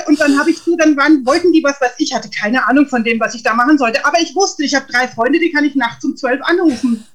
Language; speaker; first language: German; native; German